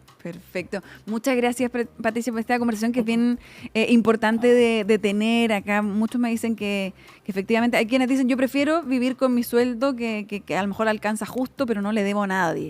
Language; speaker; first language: Spanish; native; Spanish